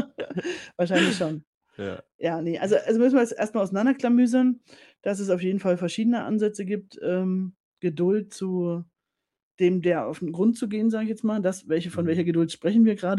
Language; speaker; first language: German; native; German